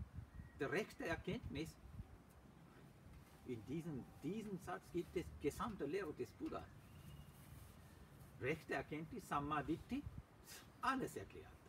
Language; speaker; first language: German; non-native, fluent; Sinhala